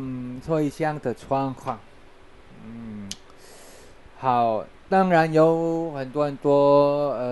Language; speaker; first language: Chinese; non-native, fluent; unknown